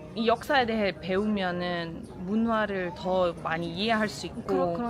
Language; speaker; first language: Korean; non-native, fluent; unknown